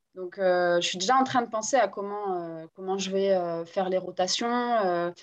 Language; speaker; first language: French; non-native, local second language; Guadeloupean Creole French